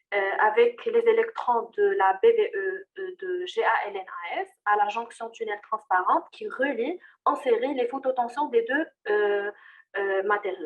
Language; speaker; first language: French; non-native, local second language; Arabic